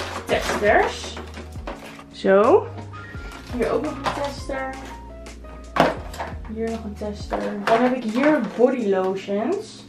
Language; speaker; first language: Dutch; native; Dutch